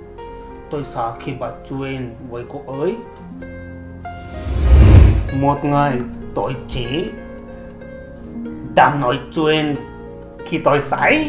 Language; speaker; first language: Vietnamese; non-native, learner; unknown